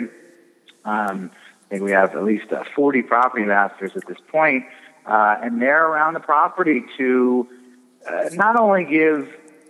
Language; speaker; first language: English; native; English